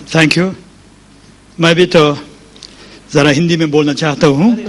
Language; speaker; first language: Hindi; non-native, local second language; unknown